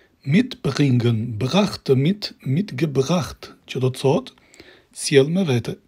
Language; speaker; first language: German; non-native, fluent; Albanian